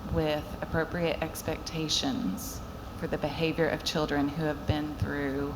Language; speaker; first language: English; native; English